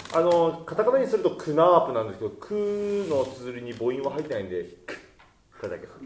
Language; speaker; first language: Japanese; native; Japanese